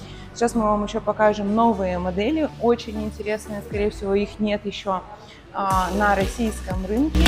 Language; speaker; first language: Russian; native; Russian